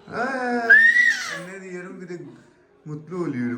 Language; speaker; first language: Turkish; non-native, learner; Urdu